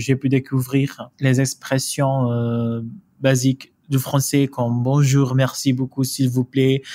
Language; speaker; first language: French; non-native, fluent; Malay